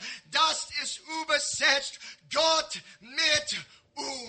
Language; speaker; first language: German; non-native, learner; English